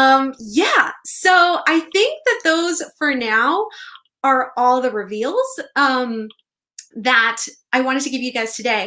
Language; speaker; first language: English; native; English